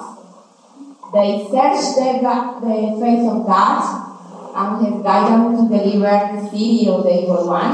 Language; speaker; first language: English; non-native, learner; Spanish